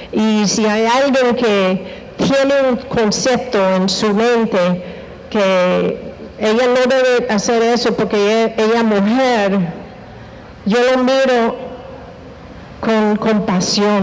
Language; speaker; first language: Spanish; non-native, fluent; English